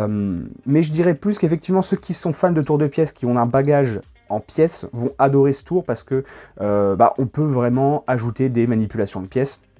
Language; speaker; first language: French; native; French